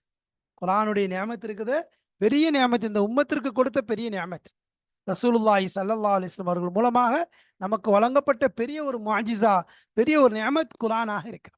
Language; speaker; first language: Tamil; native; Tamil